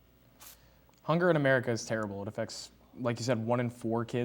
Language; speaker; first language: English; native; English